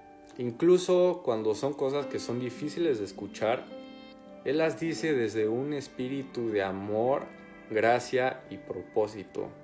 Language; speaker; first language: Spanish; native; Spanish